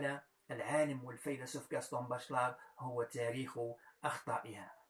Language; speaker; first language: Arabic; native; Arabic